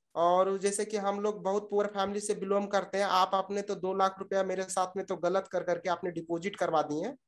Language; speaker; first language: Hindi; native; Hindi